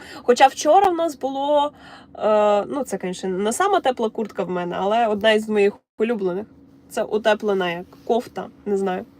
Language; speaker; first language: Ukrainian; non-native, local second language; Russian